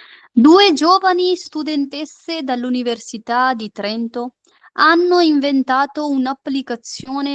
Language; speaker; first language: Italian; non-native, fluent; Urdu